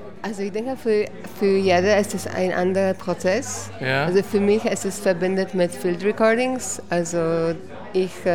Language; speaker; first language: German; non-native, learner; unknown